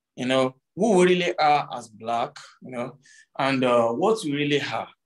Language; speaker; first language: English; non-native, local second language; Yoruba